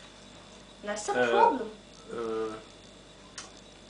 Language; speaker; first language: English; non-native, learner; Turkish